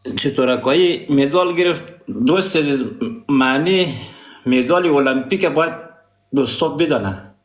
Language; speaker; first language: Persian; non-native, local second language; Pashto